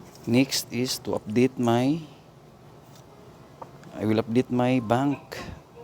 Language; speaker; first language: English; non-native, local second language; Cebuano